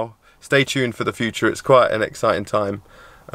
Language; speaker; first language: English; native; English